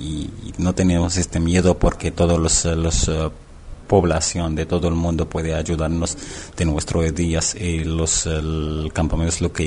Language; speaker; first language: Spanish; non-native, learner; Arabic